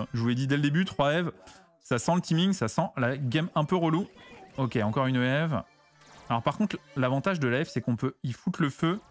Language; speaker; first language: French; native; French